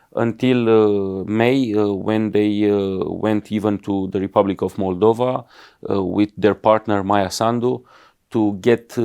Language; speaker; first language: English; non-native, fluent; Romanian